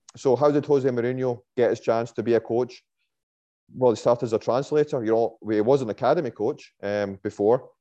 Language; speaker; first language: English; native; English